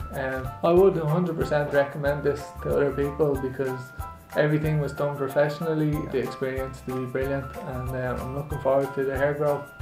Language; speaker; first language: English; native; English